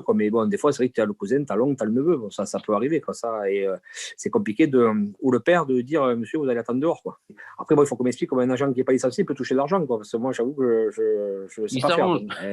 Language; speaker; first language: French; native; French